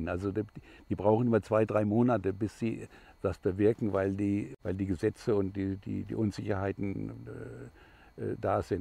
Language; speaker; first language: German; non-native, fluent; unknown